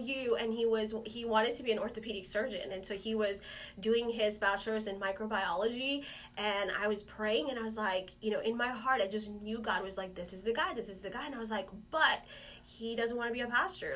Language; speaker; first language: English; non-native, local second language; Malayalam